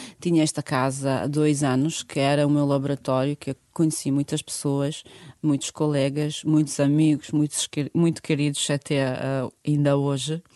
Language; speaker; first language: Portuguese; non-native, fluent; Bosnian